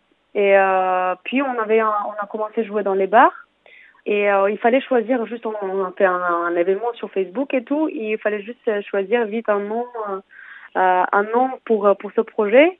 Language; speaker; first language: French; early bilingual, other home language; Armenian